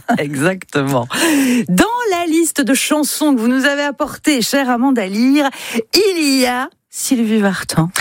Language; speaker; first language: French; native; French